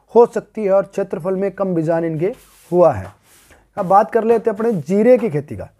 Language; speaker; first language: Hindi; native; Hindi